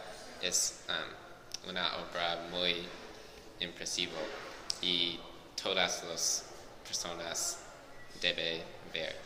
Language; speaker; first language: Spanish; non-native, learner; English